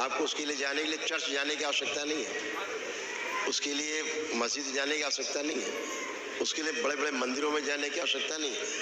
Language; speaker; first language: Hindi; native; Hindi